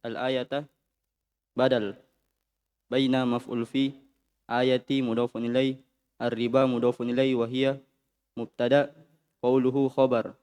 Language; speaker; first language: Arabic; non-native, learner; Indonesian